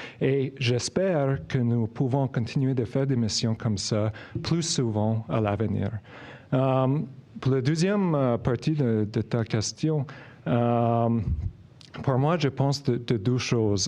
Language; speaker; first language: French; non-native, local second language; English